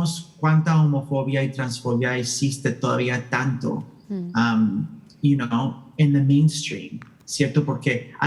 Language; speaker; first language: Spanish; early bilingual, heritage; Spanish